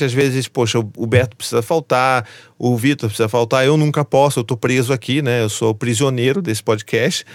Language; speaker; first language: Portuguese; native; Portuguese